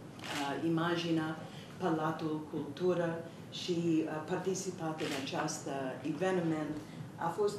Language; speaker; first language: Romanian; early bilingual, heritage; Romanian